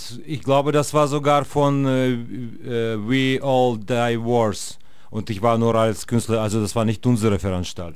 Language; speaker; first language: German; native; German